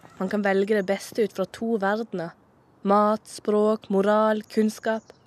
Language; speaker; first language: Norwegian; native; Norwegian